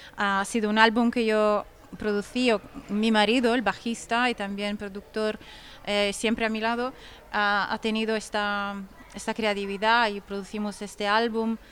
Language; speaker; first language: Spanish; non-native, fluent; Italian